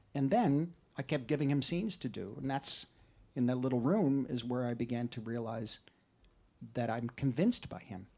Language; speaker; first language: English; native; English